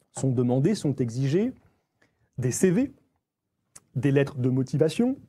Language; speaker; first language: French; native; French